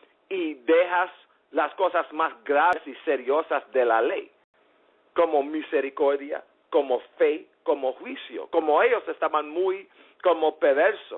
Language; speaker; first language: Spanish; early bilingual, heritage; English